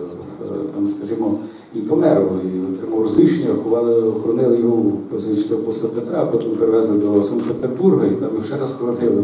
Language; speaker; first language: Ukrainian; native; Ukrainian